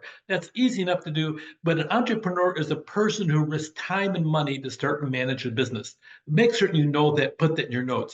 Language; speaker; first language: English; native; English